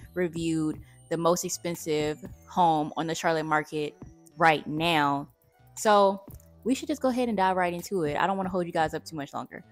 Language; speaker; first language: English; native; English